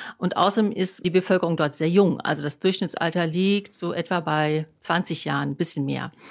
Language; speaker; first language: German; native; German